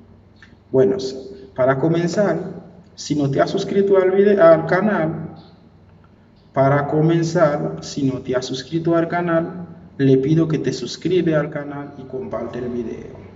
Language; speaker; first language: Spanish; non-native, fluent; Haitian Creole